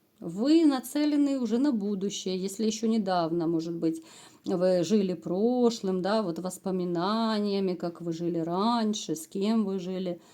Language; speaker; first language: Russian; native; Russian